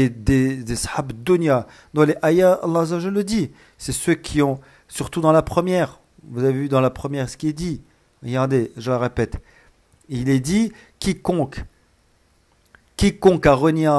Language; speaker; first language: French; native; French